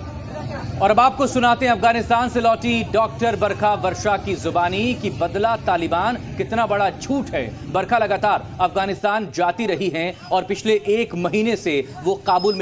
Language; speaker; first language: Hindi; native; Hindi